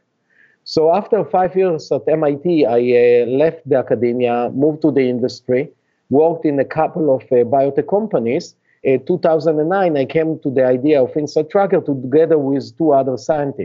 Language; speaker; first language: English; non-native, fluent; Hebrew